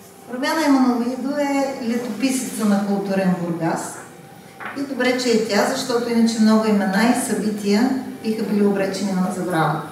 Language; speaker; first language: Bulgarian; native; Bulgarian